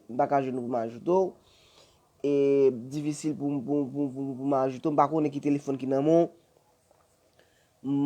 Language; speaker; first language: French; non-native, learner; Haitian Creole